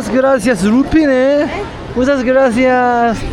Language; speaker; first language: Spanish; non-native, learner; Korean